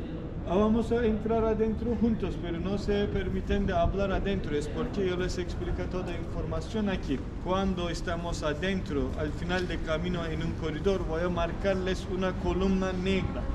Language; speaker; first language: Spanish; non-native, fluent; Turkish